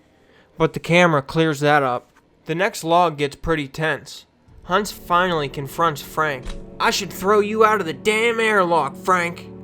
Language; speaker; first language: English; native; English